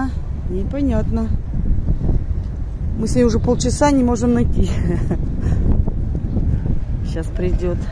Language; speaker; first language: Russian; native; Russian